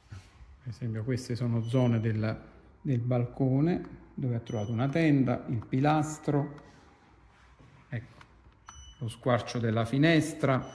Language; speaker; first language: Italian; native; Italian